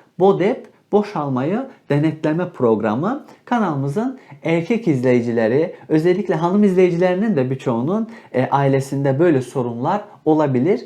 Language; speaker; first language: Turkish; native; Turkish